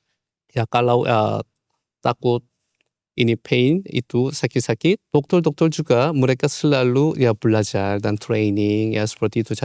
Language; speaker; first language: Indonesian; non-native, learner; Korean